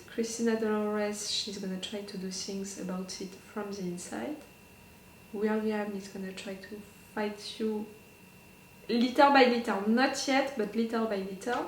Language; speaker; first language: English; non-native, fluent; French